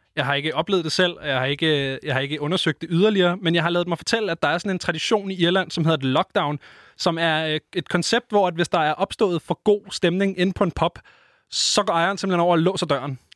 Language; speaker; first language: Danish; native; Danish